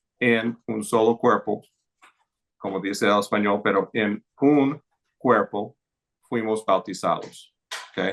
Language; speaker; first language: Spanish; non-native, fluent; English